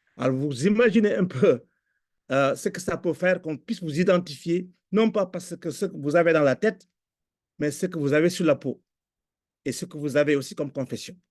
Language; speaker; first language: French; non-native, local second language; Fula